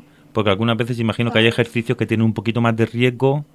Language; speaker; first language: Spanish; native; Spanish